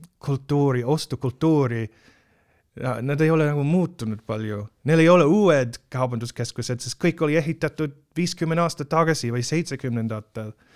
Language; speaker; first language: Estonian; non-native, fluent; English